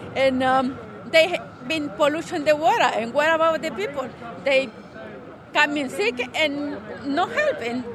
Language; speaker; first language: English; non-native, learner; Spanish